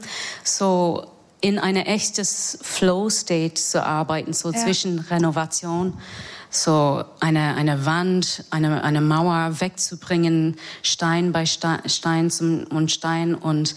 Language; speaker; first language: German; non-native, fluent; English